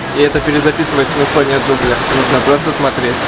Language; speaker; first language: Russian; native; Russian